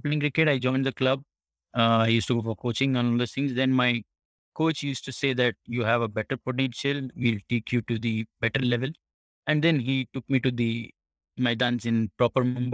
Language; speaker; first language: English; non-native, local second language; Marathi